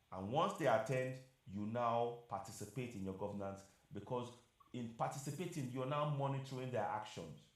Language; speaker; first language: English; non-native, local second language; Yoruba